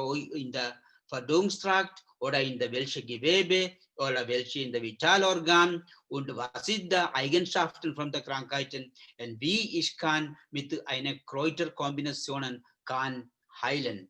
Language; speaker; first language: German; non-native, learner; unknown